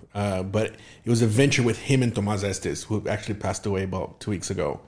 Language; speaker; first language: English; non-native, fluent; Portuguese